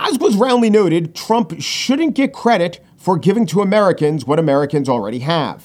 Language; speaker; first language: English; native; English